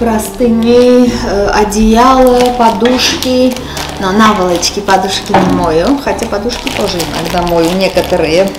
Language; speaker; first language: Russian; non-native, fluent; Armenian